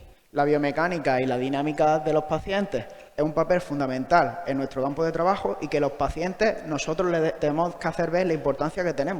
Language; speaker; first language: Spanish; native; Spanish